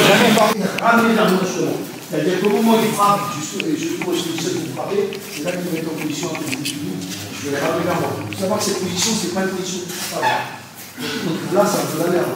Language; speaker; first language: French; native; French